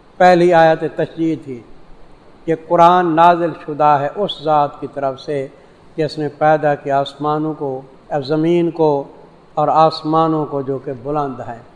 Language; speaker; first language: Urdu; non-native, local second language; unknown